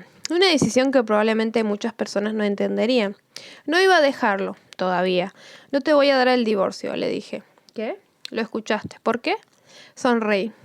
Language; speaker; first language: Spanish; native; Spanish